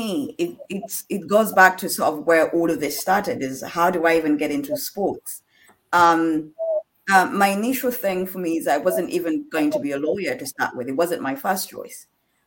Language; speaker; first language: English; non-native, local second language; Ganda